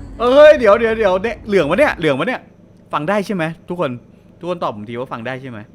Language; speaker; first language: Thai; native; Thai